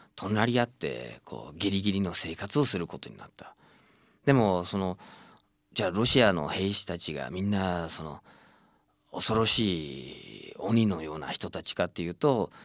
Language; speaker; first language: Japanese; non-native, fluent; English